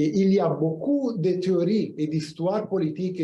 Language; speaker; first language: French; non-native, fluent; Italian